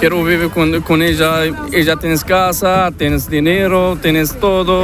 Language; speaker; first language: Spanish; non-native, learner; Arabic